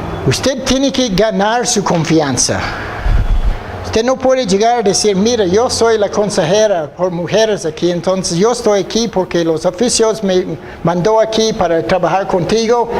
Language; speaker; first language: Spanish; non-native, fluent; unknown